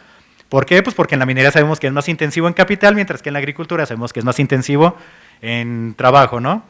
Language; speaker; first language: Spanish; native; Spanish